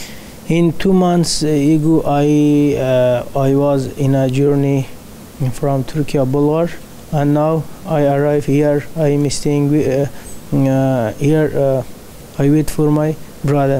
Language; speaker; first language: English; non-native, learner; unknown